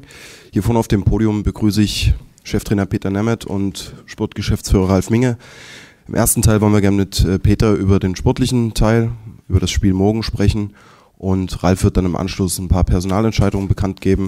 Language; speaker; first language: German; native; German